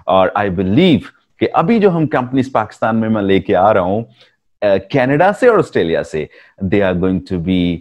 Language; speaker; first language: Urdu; non-native, local second language; Punjabi